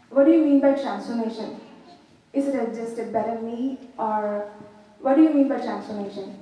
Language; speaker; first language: English; non-native, local second language; Malayalam